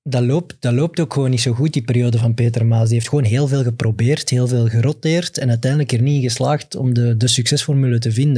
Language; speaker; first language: Dutch; native; Dutch